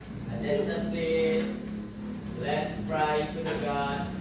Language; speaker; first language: English; non-native, learner; Indonesian